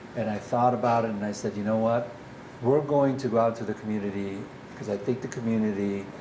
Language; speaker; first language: English; early bilingual, other home language; Dutch